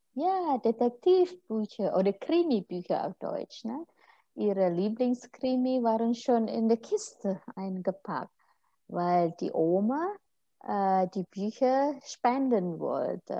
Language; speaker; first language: German; non-native, fluent; Indonesian